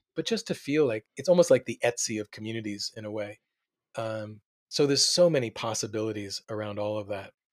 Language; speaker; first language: English; native; English